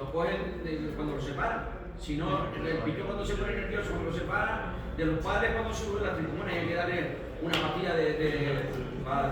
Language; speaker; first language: Spanish; native; Spanish